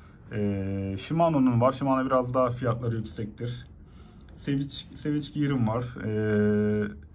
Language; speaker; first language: Turkish; native; Turkish